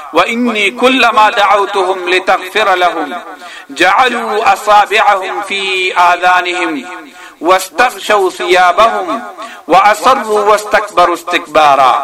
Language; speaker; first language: Urdu; non-native, local second language; Pashto